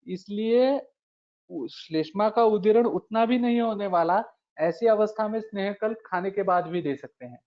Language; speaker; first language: Hindi; non-native, local second language; Marathi